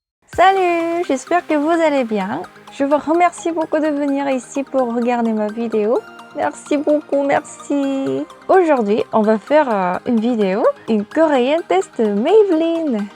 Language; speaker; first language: French; non-native, learner; Korean